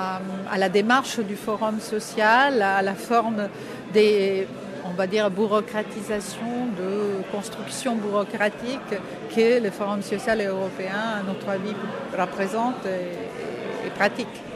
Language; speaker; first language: French; non-native, fluent; Italian